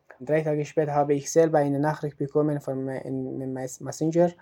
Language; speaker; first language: German; non-native, learner; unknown